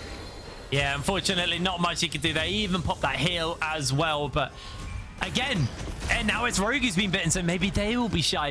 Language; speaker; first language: English; native; English